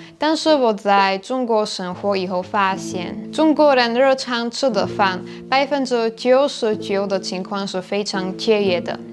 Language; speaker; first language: Chinese; non-native, fluent; Slovak